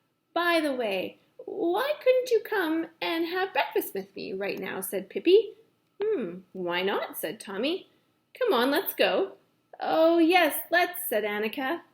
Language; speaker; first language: English; native; English